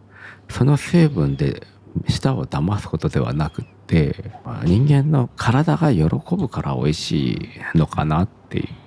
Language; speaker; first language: Japanese; native; Japanese